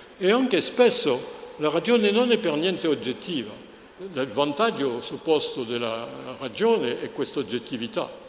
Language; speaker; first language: Italian; non-native, fluent; French